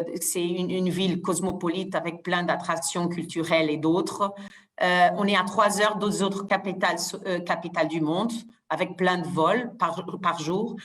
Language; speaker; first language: French; non-native, fluent; Portuguese